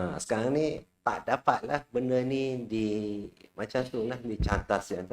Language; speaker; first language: Malay; non-native, local second language; Chinese